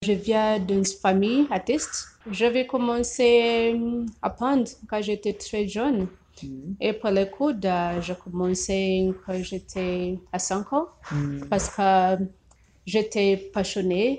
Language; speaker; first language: French; non-native, learner; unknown